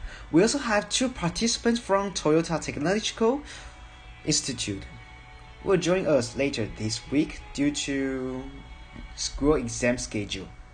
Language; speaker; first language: English; non-native, fluent; Chinese